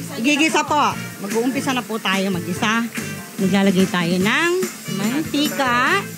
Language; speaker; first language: Filipino; non-native, local second language; Bikol